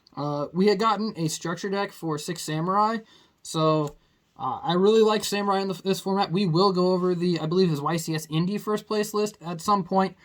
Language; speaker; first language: English; native; English